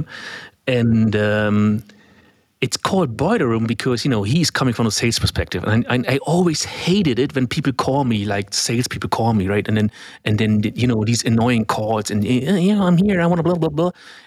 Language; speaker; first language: English; non-native, fluent; German